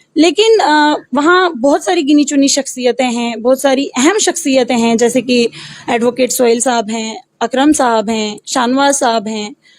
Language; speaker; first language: Hindi; non-native, local second language; Pahari-Potwari